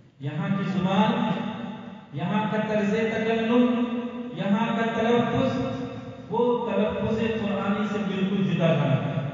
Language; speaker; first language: Urdu; non-native, local second language; Gujarati